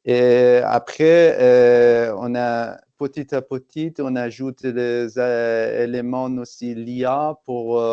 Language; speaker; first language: French; non-native, fluent; Persian